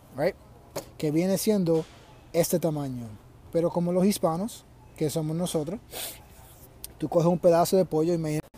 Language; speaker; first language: Spanish; early bilingual, other home language; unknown